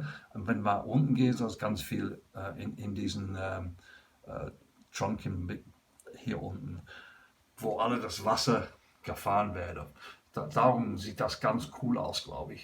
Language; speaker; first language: German; non-native, learner; English